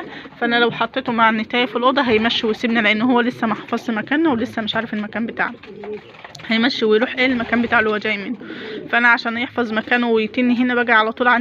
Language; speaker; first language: Arabic; native; Arabic